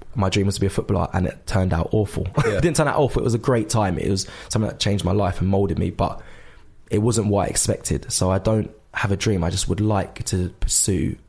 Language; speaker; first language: English; native; English